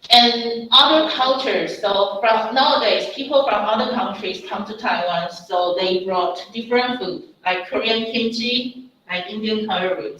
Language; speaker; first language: English; non-native, fluent; Chinese